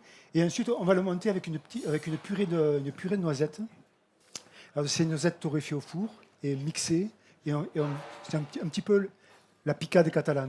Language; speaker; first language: French; native; French